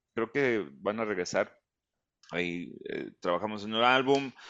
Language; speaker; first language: Spanish; early bilingual, heritage; Spanish